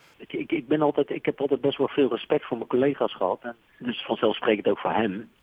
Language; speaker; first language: Dutch; native; Dutch